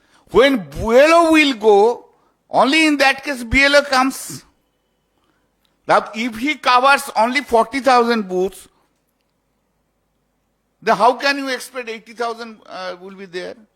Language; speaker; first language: English; non-native, local second language; Bangla